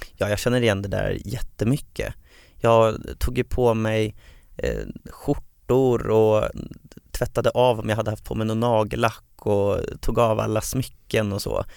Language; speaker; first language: Swedish; native; Swedish